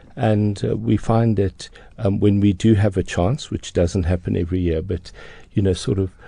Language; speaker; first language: English; native; English